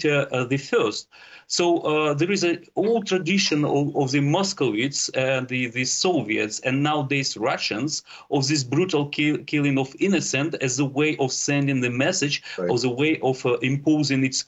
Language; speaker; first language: English; non-native, fluent; Russian